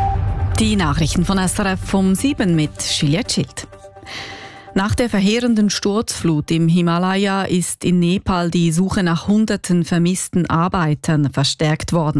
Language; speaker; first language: German; native; German